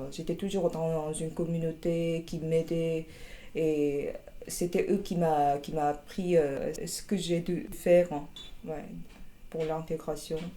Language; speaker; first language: French; non-native, fluent; Korean